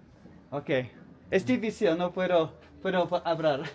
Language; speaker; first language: Spanish; non-native, learner; English